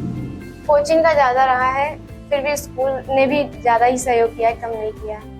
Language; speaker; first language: Hindi; native; Hindi